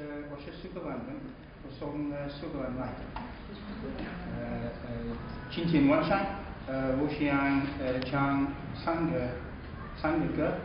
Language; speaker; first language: Chinese; non-native, learner; English